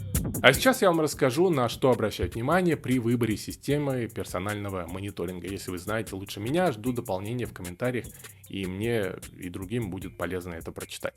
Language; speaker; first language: Russian; native; Russian